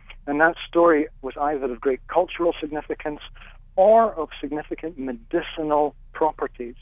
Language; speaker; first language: English; native; English